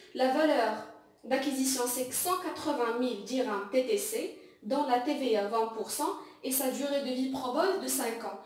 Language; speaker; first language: French; non-native, local second language; Arabic